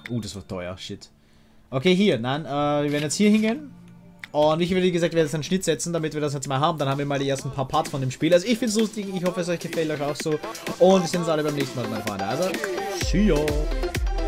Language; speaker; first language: German; native; German